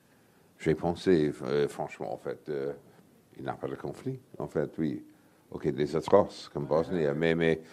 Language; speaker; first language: French; non-native, fluent; English